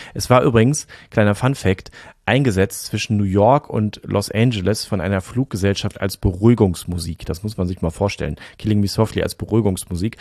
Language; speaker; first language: German; native; German